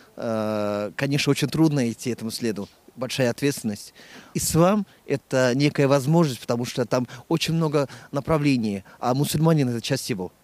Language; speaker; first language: Russian; non-native, local second language; Tatar